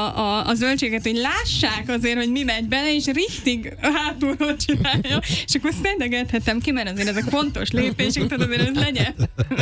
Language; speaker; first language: Hungarian; native; Hungarian